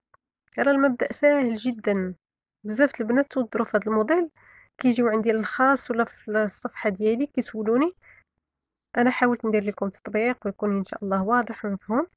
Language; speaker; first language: Arabic; native; Arabic